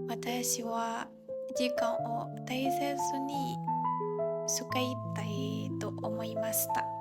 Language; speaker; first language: Japanese; non-native, learner; Indonesian